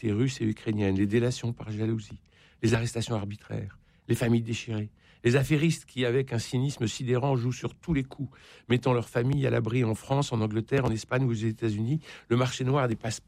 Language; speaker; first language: French; native; French